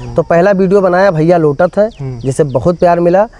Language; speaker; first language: Hindi; native; Hindi